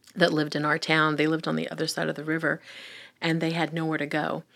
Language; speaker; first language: English; early bilingual, other home language; Filipino